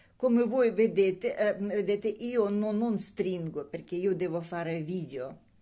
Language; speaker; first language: Italian; non-native, learner; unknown